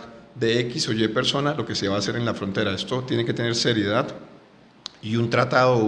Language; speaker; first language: Spanish; native; Spanish